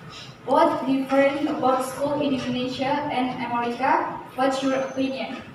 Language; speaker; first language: English; non-native, learner; Indonesian